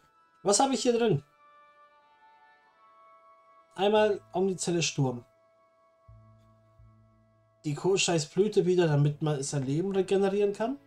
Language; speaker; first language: German; native; German